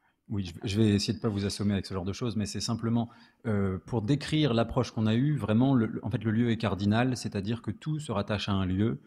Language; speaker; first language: French; native; French